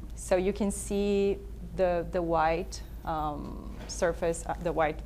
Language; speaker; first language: English; non-native, fluent; Portuguese